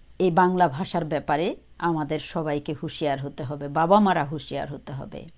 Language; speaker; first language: Bangla; native; Bangla